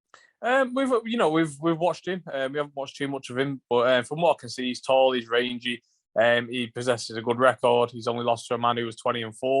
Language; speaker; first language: English; native; English